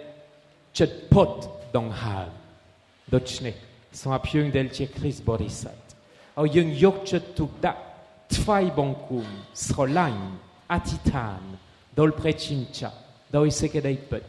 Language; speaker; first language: Khmer; non-native, fluent; French